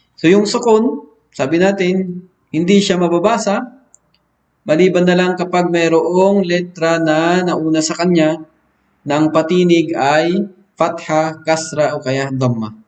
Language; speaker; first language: Filipino; non-native, local second language; Maranao